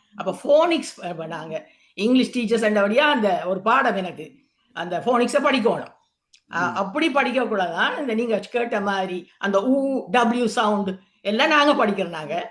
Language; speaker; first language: Tamil; native; Tamil